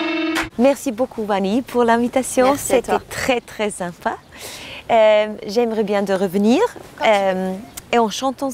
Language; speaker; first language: French; non-native, learner; German